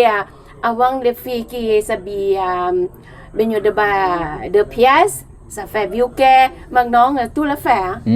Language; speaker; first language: French; non-native, learner; Thai